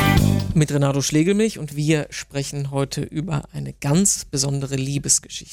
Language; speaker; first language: German; native; German